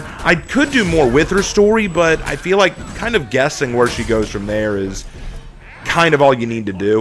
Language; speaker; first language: English; native; English